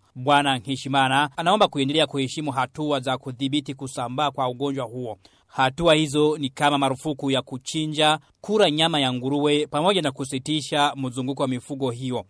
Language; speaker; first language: Swahili; non-native, local second language; Rundi